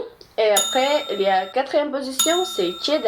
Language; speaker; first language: French; non-native, learner; Indonesian